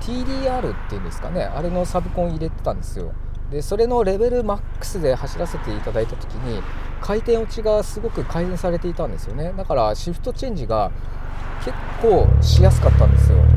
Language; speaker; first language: Japanese; native; Japanese